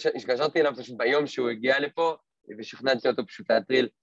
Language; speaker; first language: Hebrew; non-native, fluent; French